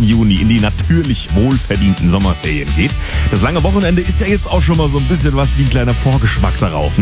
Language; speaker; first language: German; native; German